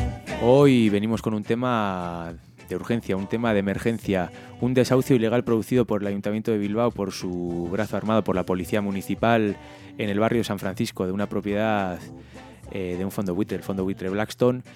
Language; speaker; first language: Spanish; native; Spanish